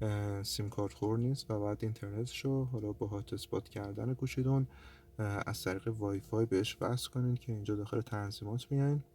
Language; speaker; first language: Persian; native; Persian